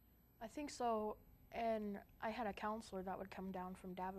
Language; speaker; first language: English; native; English